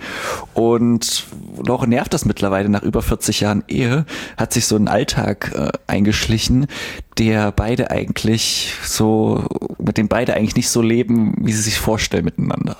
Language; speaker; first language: German; native; German